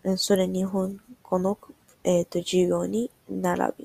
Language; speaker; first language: Japanese; non-native, learner; English